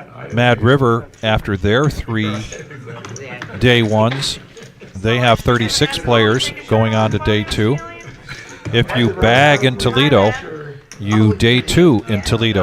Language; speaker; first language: English; native; English